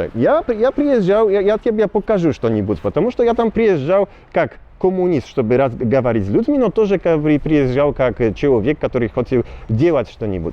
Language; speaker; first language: Russian; non-native, learner; Polish